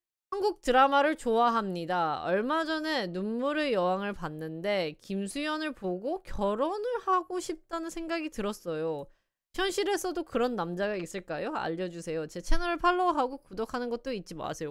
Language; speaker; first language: Korean; native; Korean